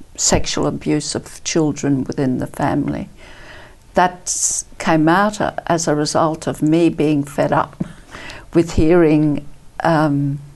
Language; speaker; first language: English; early bilingual, other home language; Italian